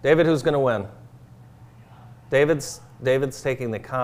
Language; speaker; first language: English; native; English